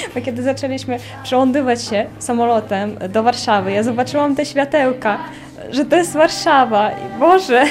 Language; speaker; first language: Polish; non-native, fluent; Russian